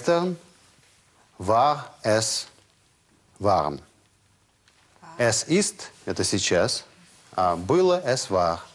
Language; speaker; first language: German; non-native, fluent; Russian